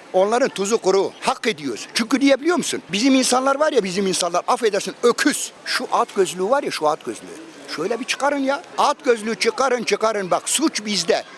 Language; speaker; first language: Turkish; native; Turkish